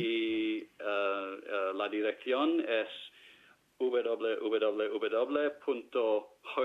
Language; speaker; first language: Spanish; non-native, fluent; English